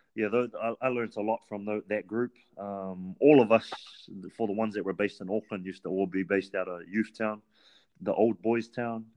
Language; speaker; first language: English; native; English